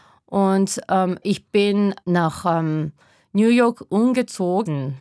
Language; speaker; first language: German; non-native, learner; Japanese